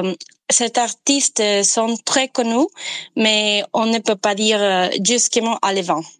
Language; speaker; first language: French; non-native, learner; Spanish